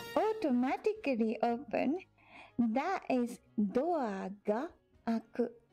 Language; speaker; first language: English; non-native, fluent; Japanese